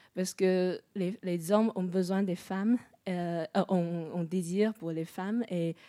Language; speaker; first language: French; non-native, fluent; Chinese